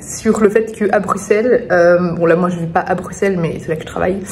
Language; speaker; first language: French; native; French